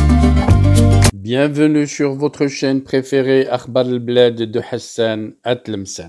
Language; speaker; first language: French; non-native, local second language; Arabic